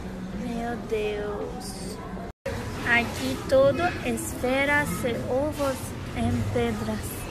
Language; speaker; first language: Portuguese; non-native, learner; Spanish